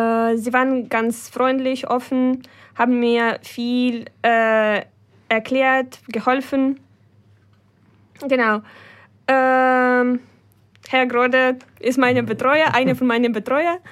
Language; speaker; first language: German; non-native, fluent; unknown